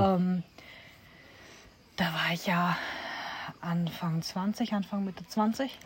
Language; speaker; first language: German; native; German